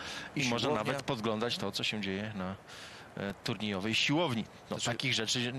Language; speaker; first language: Polish; native; Polish